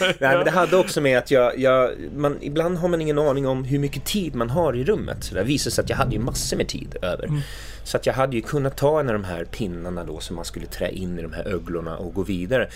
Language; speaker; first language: Swedish; early bilingual, other home language; English